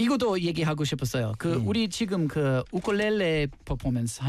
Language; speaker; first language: Korean; non-native, learner; English